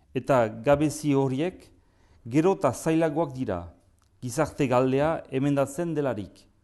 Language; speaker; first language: Basque; native; Basque